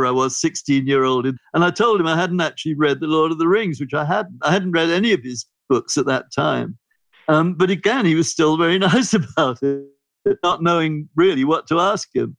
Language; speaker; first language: English; native; English